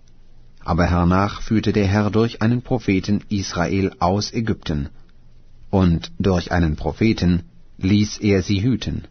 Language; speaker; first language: German; native; German